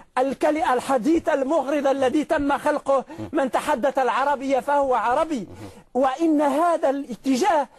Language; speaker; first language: Arabic; non-native, local second language; Tachelhit